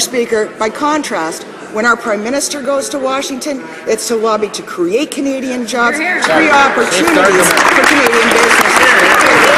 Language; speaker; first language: English; native; English